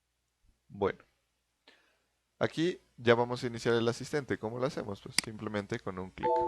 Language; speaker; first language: Spanish; native; Spanish